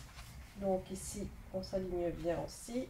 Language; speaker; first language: French; native; French